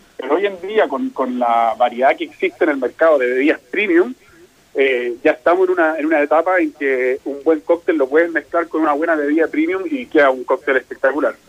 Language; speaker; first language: Spanish; native; Spanish